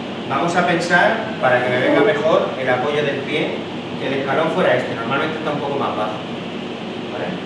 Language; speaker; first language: Spanish; native; Spanish